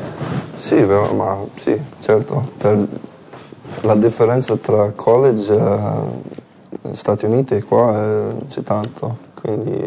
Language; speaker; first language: Italian; non-native, learner; English